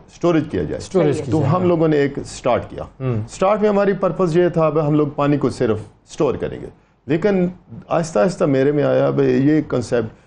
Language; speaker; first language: Urdu; native; Urdu